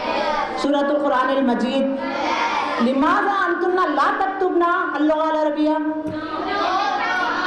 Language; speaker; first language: Arabic; non-native, learner; Urdu